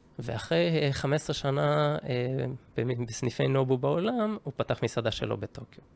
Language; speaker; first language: Hebrew; early bilingual, other home language; Japanese